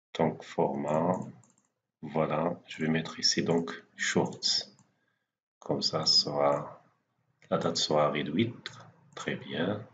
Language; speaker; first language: French; non-native, local second language; Arabic